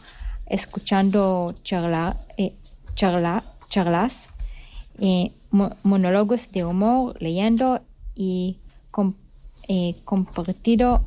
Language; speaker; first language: Spanish; non-native, fluent; Hebrew